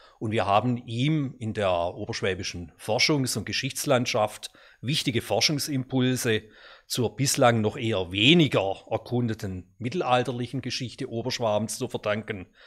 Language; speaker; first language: German; native; German